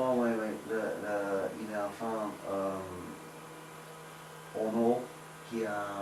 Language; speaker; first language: French; non-native, learner; English